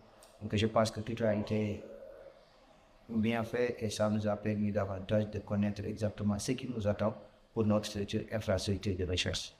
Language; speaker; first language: French; non-native, local second language; Wolof